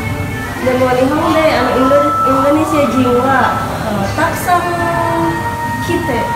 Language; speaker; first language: Japanese; non-native, learner; Indonesian